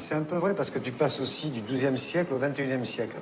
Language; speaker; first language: French; native; French